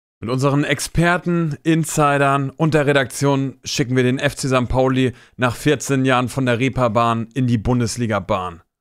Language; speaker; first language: German; native; German